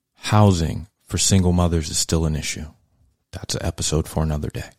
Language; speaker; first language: English; native; English